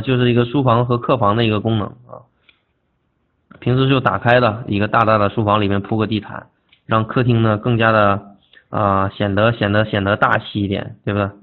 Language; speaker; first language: Chinese; native; Chinese